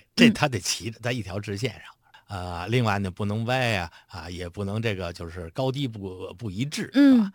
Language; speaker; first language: Chinese; native; Chinese